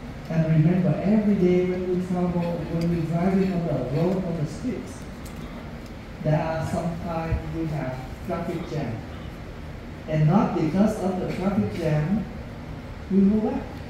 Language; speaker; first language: English; non-native, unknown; Vietnamese